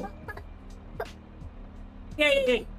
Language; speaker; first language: Spanish; non-native, learner; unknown